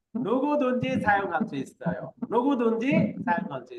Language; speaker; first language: Korean; non-native, fluent; Bangla